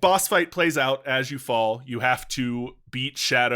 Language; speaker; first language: English; native; English